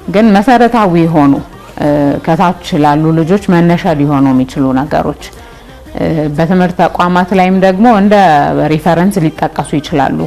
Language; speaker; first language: Amharic; non-native, local second language; Oromo